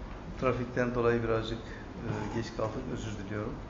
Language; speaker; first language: Turkish; native; Turkish